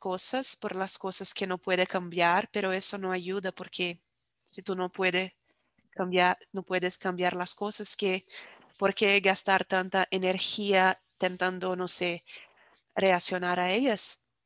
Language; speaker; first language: Spanish; non-native, fluent; Portuguese